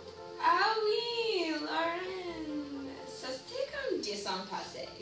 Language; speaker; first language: French; non-native, learner; English